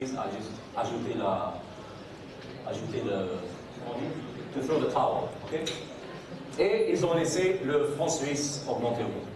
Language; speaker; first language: French; non-native, fluent; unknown